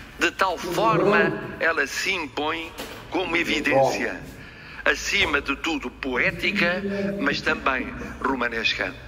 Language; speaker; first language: Portuguese; native; Portuguese